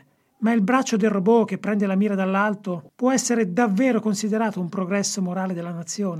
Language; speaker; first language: Italian; native; Italian